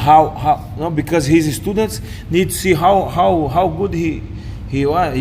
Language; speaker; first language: English; non-native, learner; Portuguese